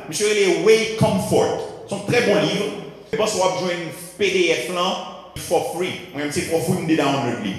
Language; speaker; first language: French; non-native, local second language; Haitian Creole